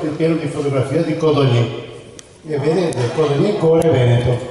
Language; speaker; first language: Italian; non-native, fluent; Hungarian